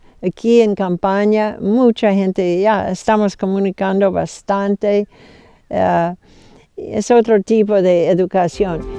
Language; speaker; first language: Spanish; non-native, fluent; English